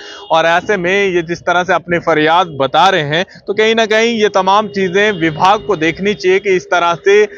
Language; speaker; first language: Hindi; native; Hindi